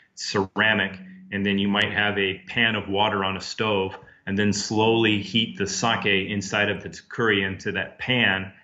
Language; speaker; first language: English; native; English